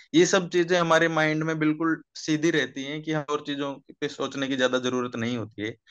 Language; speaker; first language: Hindi; native; Hindi